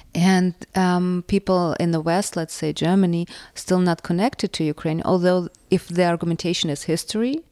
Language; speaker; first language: English; non-native, fluent; Russian